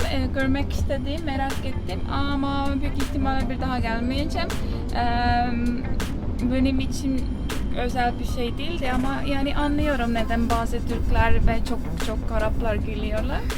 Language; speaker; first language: Turkish; non-native, learner; Estonian